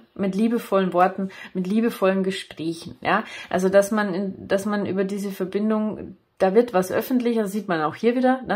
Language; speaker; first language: German; native; German